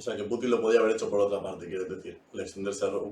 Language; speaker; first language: Spanish; native; Spanish